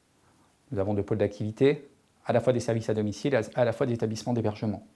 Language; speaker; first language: French; native; French